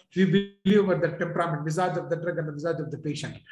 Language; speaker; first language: English; non-native, local second language; Urdu